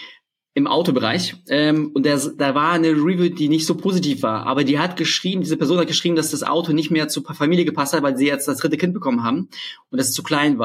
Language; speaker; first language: German; early bilingual, other home language; Russian